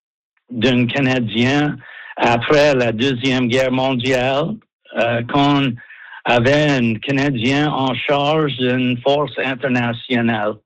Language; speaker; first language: French; non-native, local second language; English